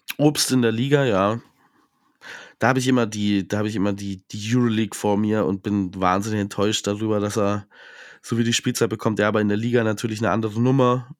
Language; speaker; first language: German; native; German